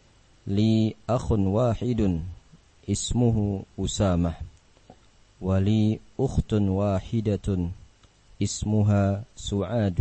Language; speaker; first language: Arabic; non-native, fluent; Indonesian